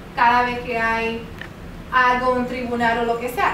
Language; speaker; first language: Spanish; early bilingual, heritage; Spanish